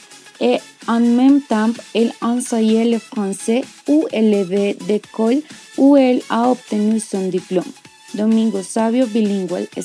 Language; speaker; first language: French; non-native, learner; Spanish